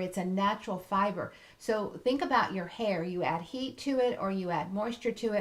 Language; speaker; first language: English; native; English